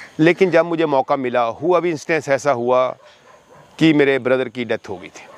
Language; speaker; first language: Hindi; non-native, local second language; Punjabi